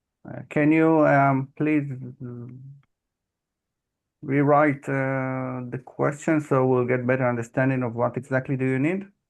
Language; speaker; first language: English; non-native, fluent; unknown